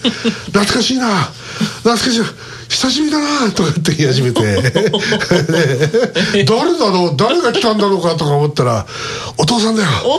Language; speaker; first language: Japanese; native; Japanese